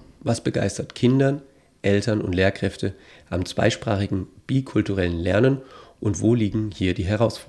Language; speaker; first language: German; native; German